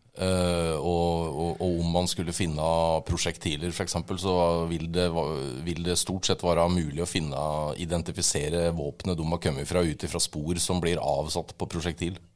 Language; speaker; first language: Norwegian; native; Norwegian